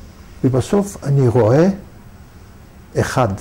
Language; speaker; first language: Hebrew; non-native, fluent; Yiddish